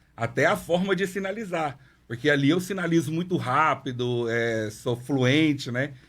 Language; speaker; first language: Portuguese; non-native, local second language; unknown